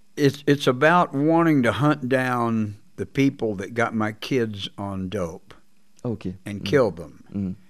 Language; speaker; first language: English; native; English